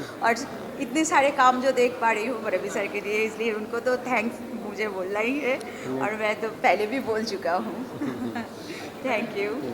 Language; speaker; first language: Hindi; non-native, local second language; Bangla